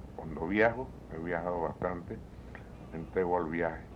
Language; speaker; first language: Spanish; native; Spanish